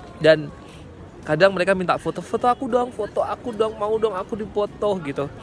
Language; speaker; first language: Indonesian; native; Indonesian